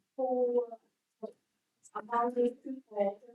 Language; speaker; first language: English; non-native, learner; Vietnamese